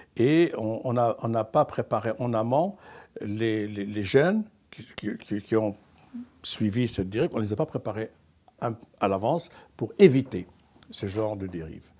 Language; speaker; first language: French; non-native, local second language; Arabic